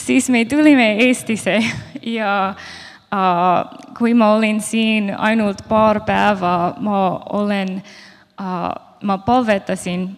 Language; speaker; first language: Estonian; non-native, learner; Finnish